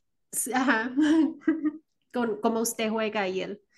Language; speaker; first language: Spanish; early bilingual, heritage; Spanish